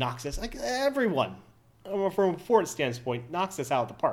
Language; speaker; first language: English; native; English